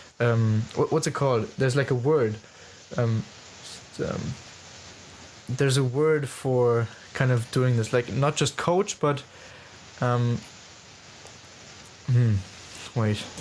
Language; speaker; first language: English; non-native, fluent; German